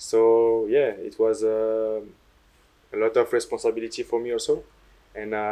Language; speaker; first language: English; non-native, learner; French